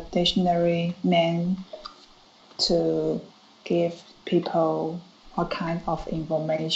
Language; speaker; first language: English; non-native, learner; Chinese